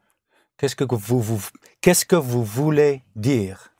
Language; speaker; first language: French; non-native, learner; English